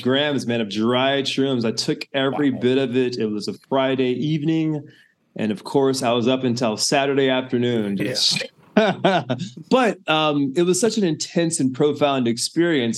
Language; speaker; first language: English; native; English